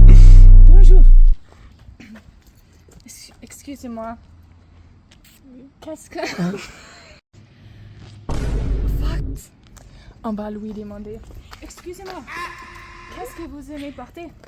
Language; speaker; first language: French; non-native, learner; German